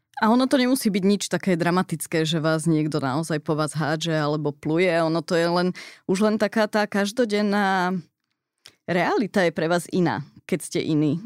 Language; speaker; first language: Slovak; early bilingual, heritage; Slovak